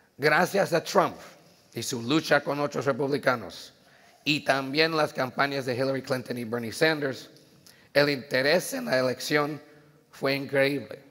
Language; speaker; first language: Spanish; early bilingual, heritage; Spanish